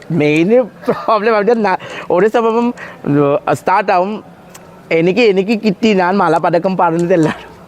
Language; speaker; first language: Malayalam; non-native, local second language; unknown